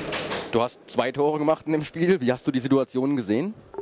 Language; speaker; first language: German; native; German